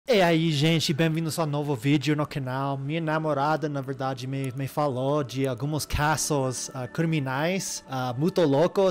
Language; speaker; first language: Portuguese; non-native, fluent; English